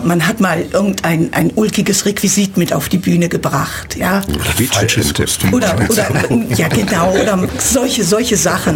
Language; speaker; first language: German; native; German